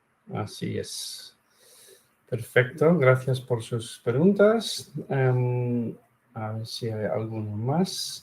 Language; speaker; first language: Spanish; non-native, fluent; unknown